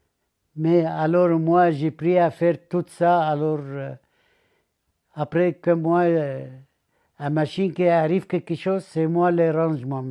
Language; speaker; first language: French; non-native, learner; Arabic